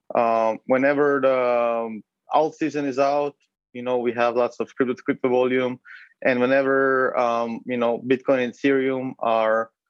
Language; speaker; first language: English; non-native, fluent; Hebrew